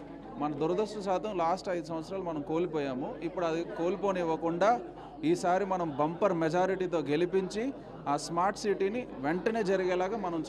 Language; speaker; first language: Telugu; native; Telugu